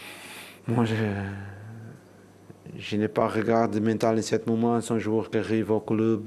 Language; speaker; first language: French; non-native, learner; Portuguese